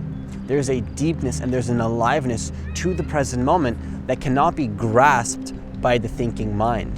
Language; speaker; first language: English; native; English